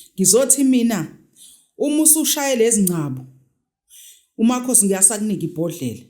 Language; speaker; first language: Zulu; native; Zulu